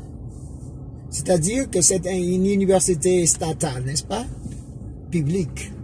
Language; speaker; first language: French; non-native, fluent; Spanish